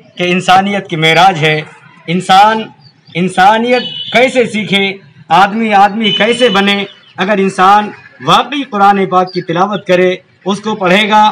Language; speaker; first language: Hindi; native; Hindi